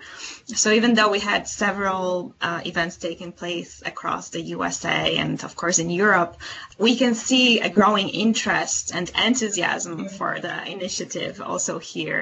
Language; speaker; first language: English; non-native, fluent; Polish